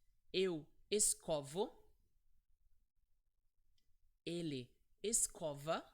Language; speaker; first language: Portuguese; non-native, fluent; English